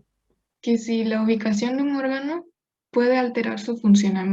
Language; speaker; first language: Spanish; native; Spanish